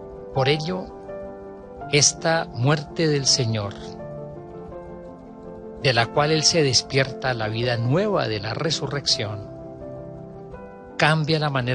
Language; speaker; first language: Spanish; native; Spanish